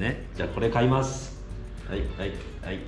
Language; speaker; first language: Japanese; native; Japanese